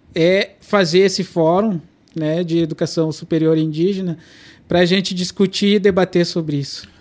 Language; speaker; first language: Portuguese; non-native, local second language; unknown